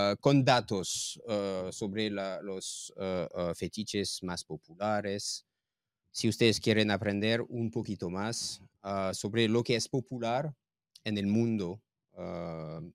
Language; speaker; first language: Spanish; non-native, fluent; English